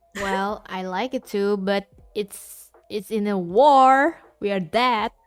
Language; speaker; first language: English; non-native, fluent; Indonesian